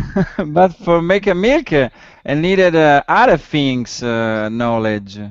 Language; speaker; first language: English; non-native, learner; Italian